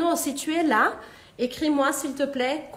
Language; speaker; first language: French; non-native, fluent; Portuguese